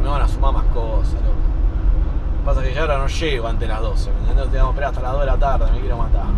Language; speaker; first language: Spanish; native; Spanish